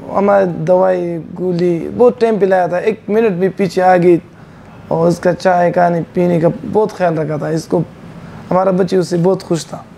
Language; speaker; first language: Hindi; non-native, learner; Persian